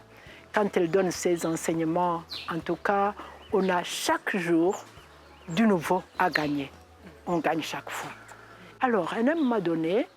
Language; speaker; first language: French; non-native, local second language; Rundi